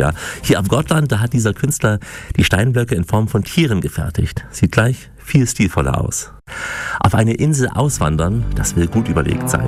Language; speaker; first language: German; native; German